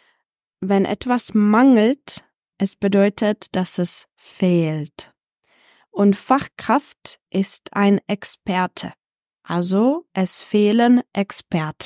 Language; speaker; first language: German; non-native, fluent; Czech